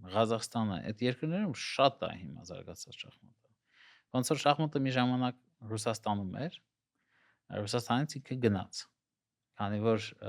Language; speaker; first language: Armenian; non-native, local second language; Russian